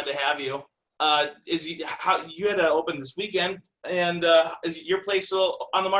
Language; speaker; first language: English; native; English